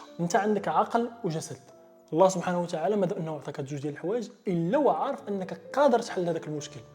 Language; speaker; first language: Arabic; native; Arabic